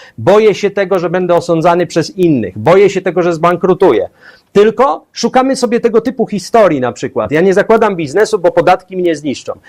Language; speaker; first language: Polish; native; Polish